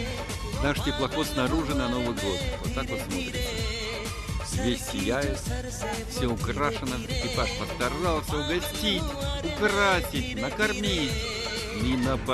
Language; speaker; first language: Russian; native; Russian